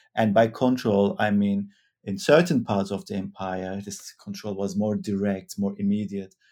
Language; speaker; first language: English; non-native, fluent; Turkish